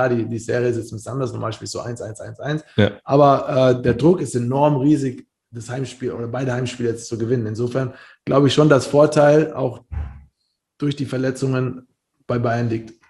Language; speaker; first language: German; native; German